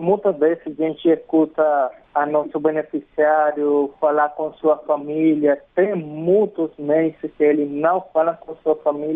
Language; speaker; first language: Portuguese; non-native, fluent; Spanish